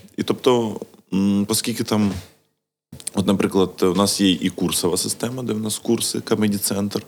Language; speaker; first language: Ukrainian; non-native, local second language; Russian